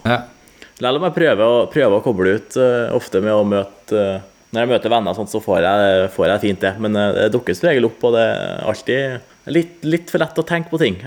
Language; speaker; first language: Norwegian; native; Norwegian